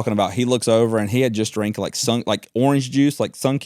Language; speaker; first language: English; native; English